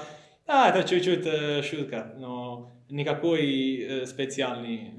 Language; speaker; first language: Russian; non-native, learner; Croatian